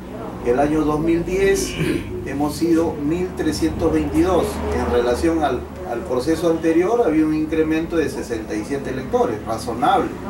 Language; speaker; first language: Spanish; native; Spanish